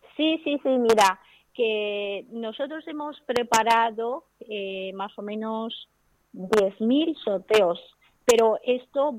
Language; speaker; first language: Spanish; non-native, learner; Chinese